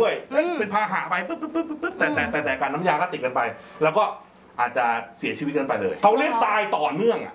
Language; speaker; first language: Thai; native; Thai